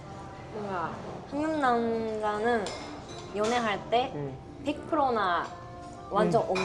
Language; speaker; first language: Korean; non-native, fluent; Japanese